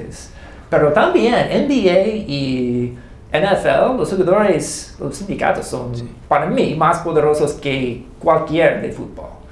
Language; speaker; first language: Spanish; non-native, learner; English